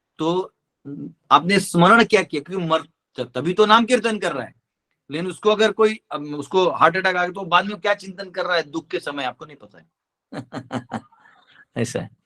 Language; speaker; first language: Hindi; non-native, local second language; Marathi